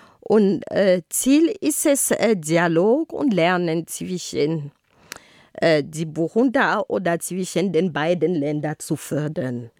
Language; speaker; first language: German; non-native, fluent; Rundi